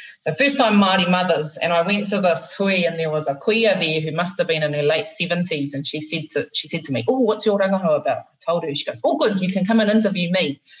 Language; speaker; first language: English; native; English